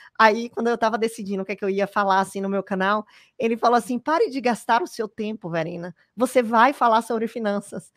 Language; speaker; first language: Portuguese; native; Portuguese